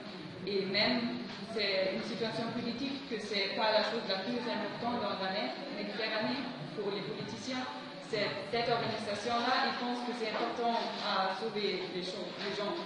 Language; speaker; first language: French; non-native, fluent; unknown